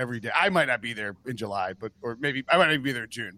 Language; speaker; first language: English; native; English